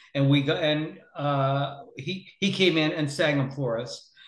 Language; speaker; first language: English; native; English